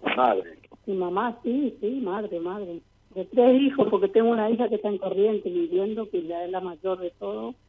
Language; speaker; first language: Spanish; native; Spanish